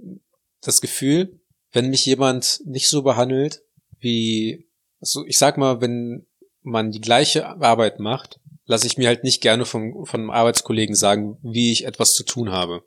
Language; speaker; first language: German; native; German